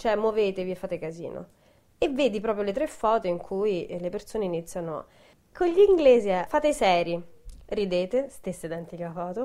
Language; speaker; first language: Italian; native; Italian